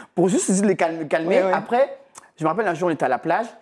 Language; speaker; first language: French; native; French